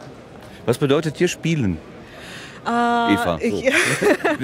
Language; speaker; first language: German; native; German